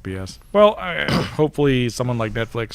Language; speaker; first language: English; native; English